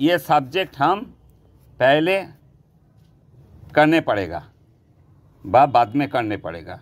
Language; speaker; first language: Hindi; non-native, local second language; Bangla